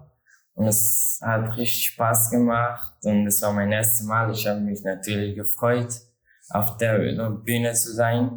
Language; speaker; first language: German; non-native, learner; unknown